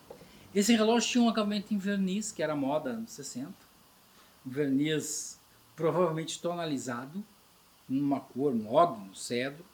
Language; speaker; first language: Portuguese; native; Portuguese